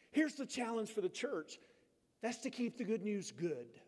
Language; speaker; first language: English; native; English